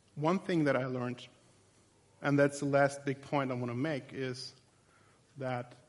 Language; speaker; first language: English; non-native, fluent; German